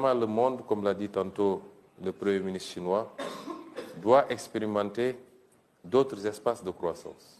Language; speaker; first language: French; non-native, local second language; Wolof